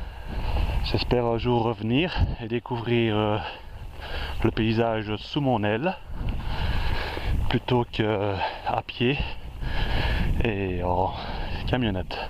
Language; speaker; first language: French; native; French